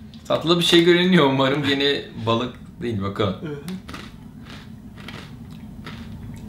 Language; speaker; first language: Turkish; non-native, fluent; Portuguese